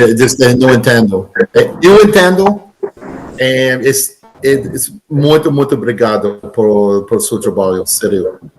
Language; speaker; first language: Portuguese; non-native, learner; English